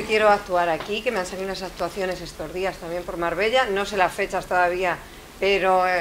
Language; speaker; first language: Spanish; native; Spanish